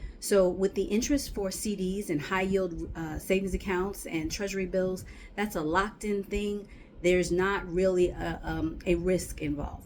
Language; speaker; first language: English; native; English